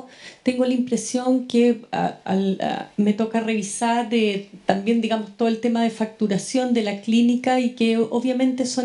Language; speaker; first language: Spanish; native; Spanish